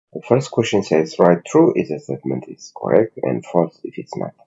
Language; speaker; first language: English; non-native, local second language; Amharic